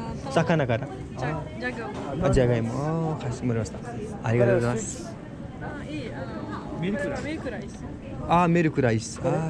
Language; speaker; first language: Japanese; non-native, learner; Nepali